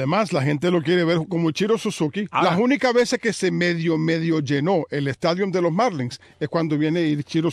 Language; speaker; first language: Spanish; native; Spanish